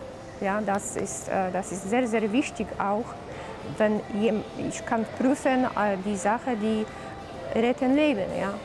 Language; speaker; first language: German; non-native, learner; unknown